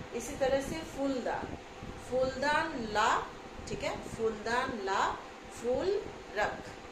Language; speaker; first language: Hindi; non-native, local second language; Assamese